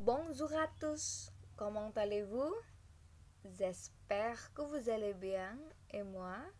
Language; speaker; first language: French; non-native, learner; Indonesian